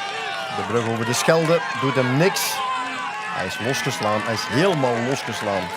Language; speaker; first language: Dutch; native; Dutch